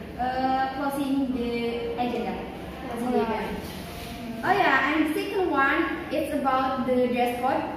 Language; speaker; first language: English; non-native, learner; Indonesian